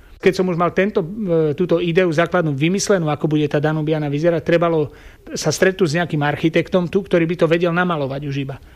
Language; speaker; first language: Slovak; native; Slovak